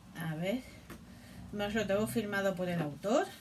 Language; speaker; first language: Spanish; native; Spanish